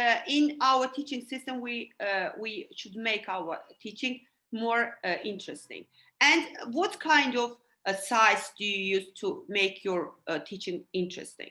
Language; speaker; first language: English; non-native, fluent; Azerbaijani